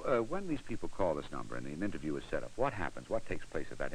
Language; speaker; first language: English; native; English